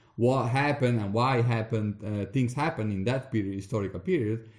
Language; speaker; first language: English; non-native, fluent; Italian